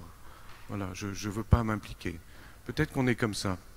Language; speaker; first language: French; native; French